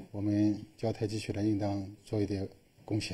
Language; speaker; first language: Chinese; native; Chinese